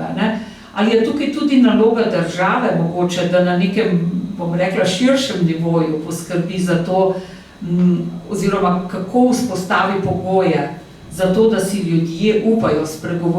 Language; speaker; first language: Slovenian; native; Slovenian